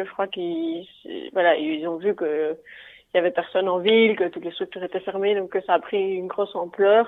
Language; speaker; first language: French; native; French